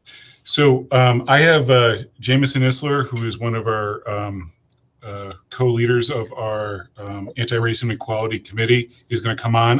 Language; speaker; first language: English; native; English